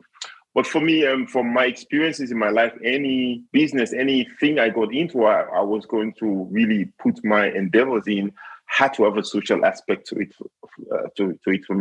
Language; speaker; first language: English; non-native, local second language; Krio